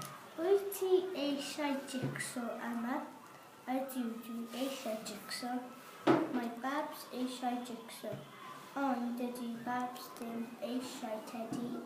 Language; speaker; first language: Welsh; non-native, local second language; English